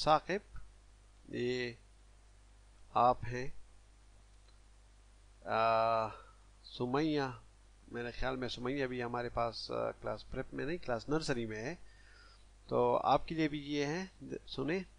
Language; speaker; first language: Urdu; non-native, local second language; Pashto